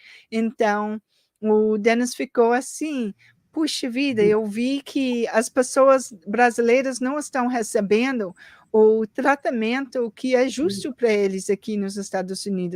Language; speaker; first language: Portuguese; early bilingual, heritage; English